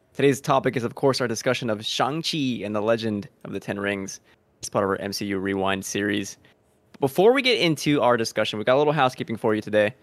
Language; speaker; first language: English; early bilingual, other home language; Spanish